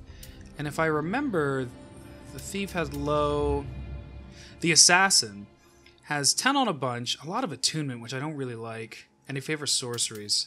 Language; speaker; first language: English; native; English